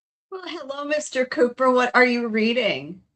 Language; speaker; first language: English; native; English